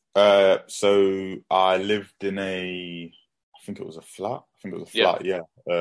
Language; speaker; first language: English; native; English